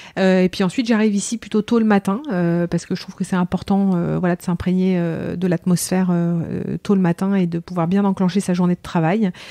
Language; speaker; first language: French; native; French